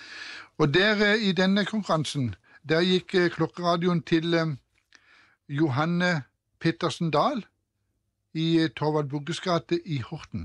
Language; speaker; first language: Norwegian; native; Norwegian